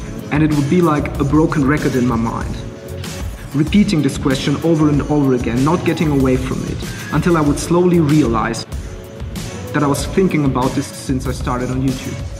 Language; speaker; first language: English; non-native, fluent; German